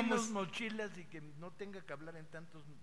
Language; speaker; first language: Spanish; native; Spanish